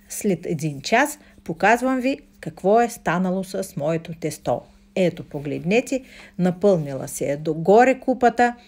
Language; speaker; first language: Bulgarian; non-native, fluent; Russian